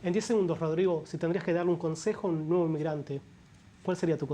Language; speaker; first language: Spanish; native; Spanish